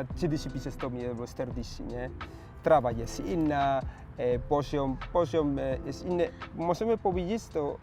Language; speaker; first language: Polish; non-native, learner; Spanish